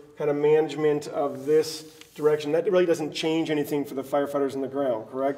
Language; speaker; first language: English; native; English